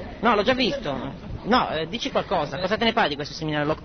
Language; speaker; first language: Italian; native; Italian